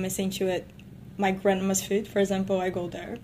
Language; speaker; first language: English; non-native, fluent; Portuguese